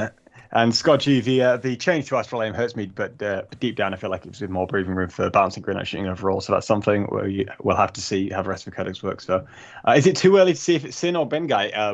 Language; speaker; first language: English; native; English